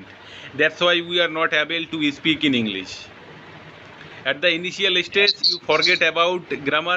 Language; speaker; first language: English; non-native, learner; Bangla